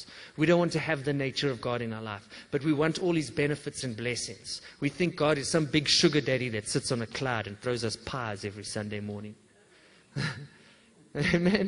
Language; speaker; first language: English; native; English